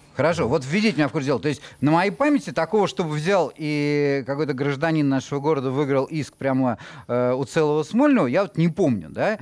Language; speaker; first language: Russian; native; Russian